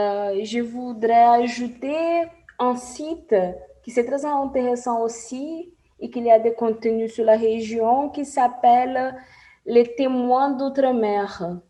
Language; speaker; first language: French; non-native, fluent; Portuguese